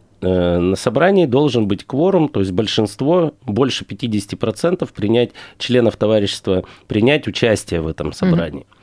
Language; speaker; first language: Russian; native; Russian